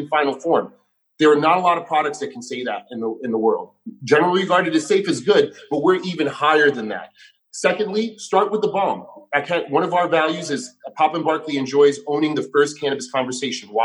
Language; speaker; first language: English; native; English